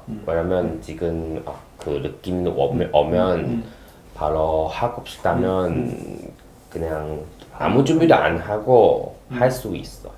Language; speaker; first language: Korean; non-native, learner; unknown